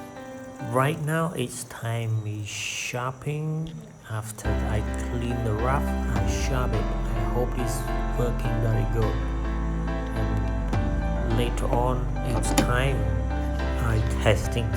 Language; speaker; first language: English; non-native, learner; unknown